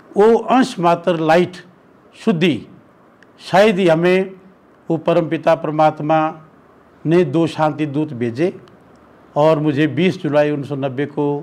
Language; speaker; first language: Hindi; native; Hindi